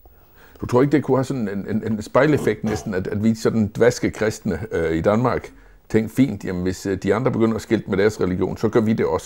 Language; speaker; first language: Danish; native; Danish